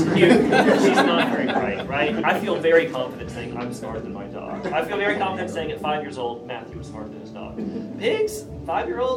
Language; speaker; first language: English; native; English